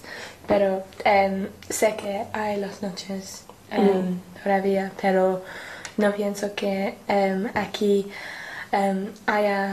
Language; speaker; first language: Spanish; non-native, learner; English